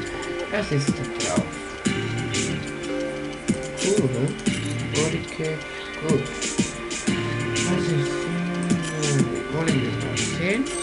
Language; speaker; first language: German; non-native, learner; Spanish